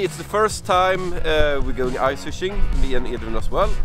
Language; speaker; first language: English; non-native, fluent; Swedish